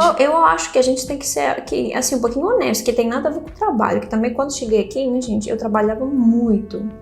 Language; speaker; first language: Portuguese; non-native, fluent; Greek